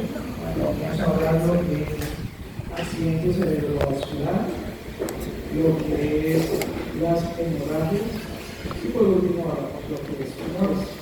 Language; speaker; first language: Spanish; native; Spanish